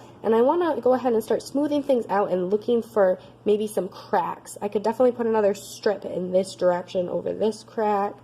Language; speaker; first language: English; native; English